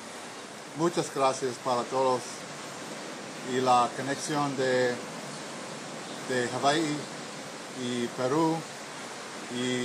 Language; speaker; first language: Spanish; non-native, learner; English